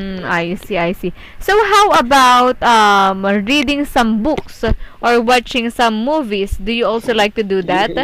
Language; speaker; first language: English; non-native, local second language; Filipino